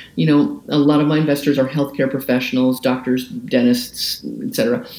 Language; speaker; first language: English; native; English